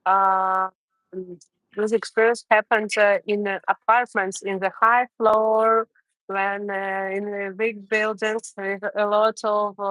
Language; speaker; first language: English; non-native, learner; Russian